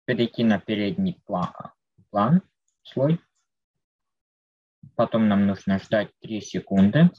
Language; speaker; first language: Russian; native; Russian